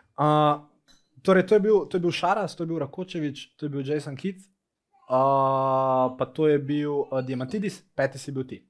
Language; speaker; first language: Slovenian; native; Slovenian